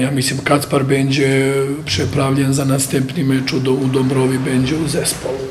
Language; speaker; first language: Polish; non-native, learner; Croatian